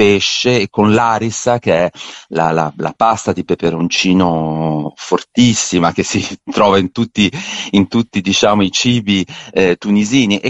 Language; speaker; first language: Italian; native; Italian